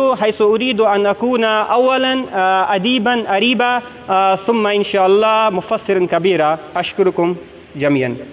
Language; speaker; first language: Arabic; non-native, fluent; Kashmiri